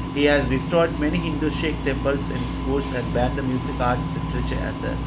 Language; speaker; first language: English; non-native, local second language; Sinhala